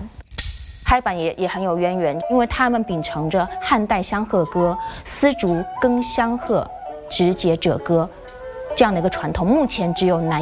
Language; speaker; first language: Chinese; native; Chinese